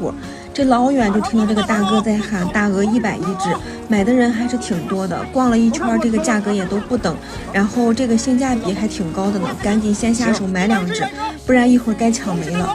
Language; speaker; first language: Chinese; native; Chinese